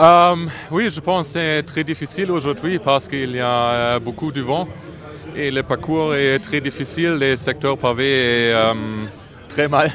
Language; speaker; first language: French; non-native, learner; German